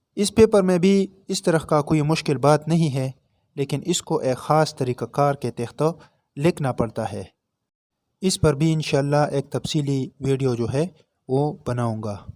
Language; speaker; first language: Urdu; non-native, local second language; Pashto